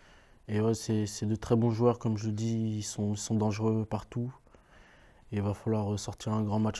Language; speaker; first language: French; native; French